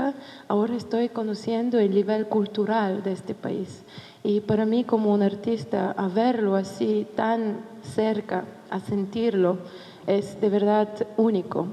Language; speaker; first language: Spanish; non-native, fluent; Bulgarian